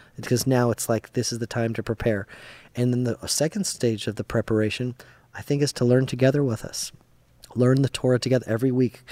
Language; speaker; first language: English; native; English